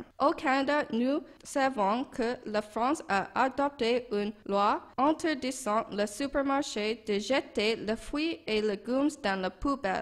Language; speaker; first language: French; non-native, learner; English